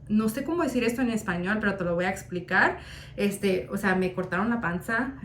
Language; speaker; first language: Spanish; early bilingual, heritage; Spanish